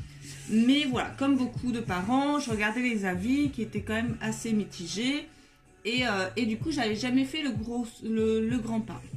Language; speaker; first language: French; native; French